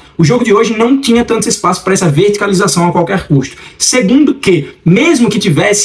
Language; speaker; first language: Portuguese; native; Portuguese